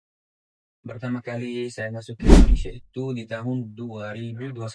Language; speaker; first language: Indonesian; non-native, fluent; Arabic